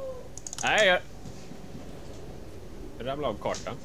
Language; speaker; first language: Swedish; native; Swedish